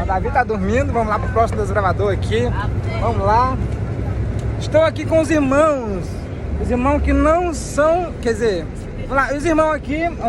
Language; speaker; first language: Portuguese; native; Portuguese